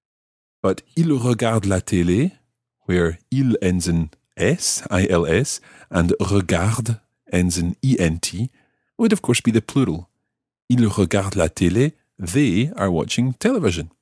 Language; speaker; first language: French; non-native, fluent; English